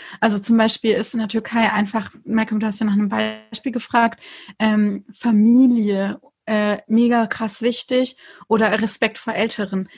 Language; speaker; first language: German; early bilingual, other home language; Turkish